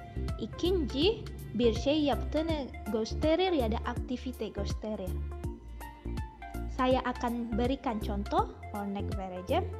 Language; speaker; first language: Turkish; non-native, fluent; Indonesian